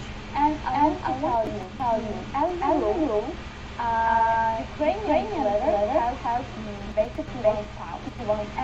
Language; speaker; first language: English; non-native, learner; Ukrainian